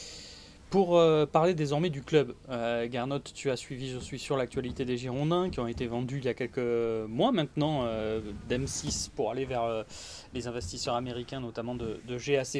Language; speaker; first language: French; native; French